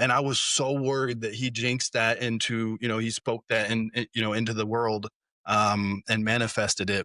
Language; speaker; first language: English; native; English